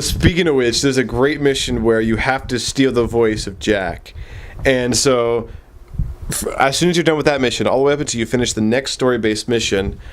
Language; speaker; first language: English; native; English